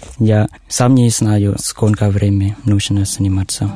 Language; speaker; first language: Russian; non-native, learner; Thai